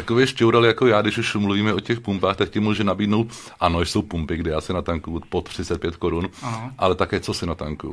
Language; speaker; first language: Czech; native; Czech